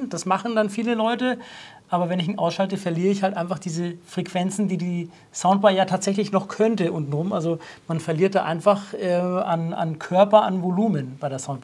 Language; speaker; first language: German; native; German